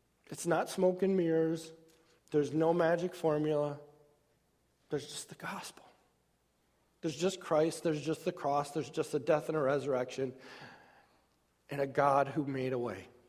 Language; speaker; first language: English; native; English